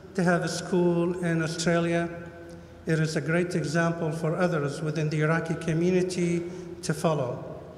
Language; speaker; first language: English; non-native, fluent; Arabic